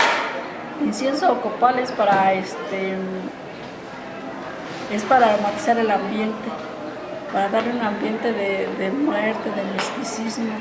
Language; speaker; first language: Spanish; native; Spanish